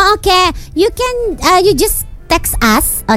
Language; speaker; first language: English; non-native, local second language; Indonesian